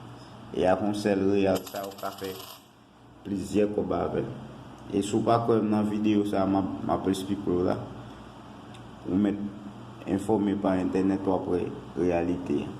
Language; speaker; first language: French; non-native, learner; Haitian Creole